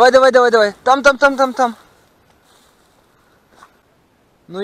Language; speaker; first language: Russian; native; Russian